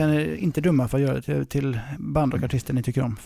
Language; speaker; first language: Swedish; native; Swedish